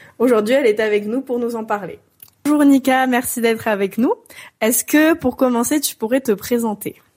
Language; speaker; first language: French; native; French